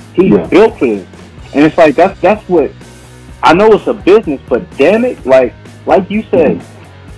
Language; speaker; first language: English; native; English